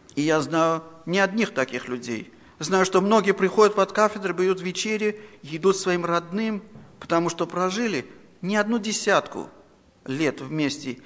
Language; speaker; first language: Russian; non-native, local second language; Armenian